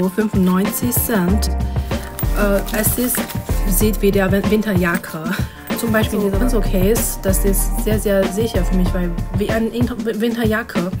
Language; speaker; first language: German; non-native, learner; Chinese